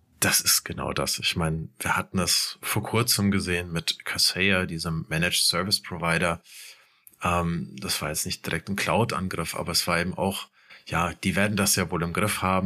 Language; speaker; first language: German; native; German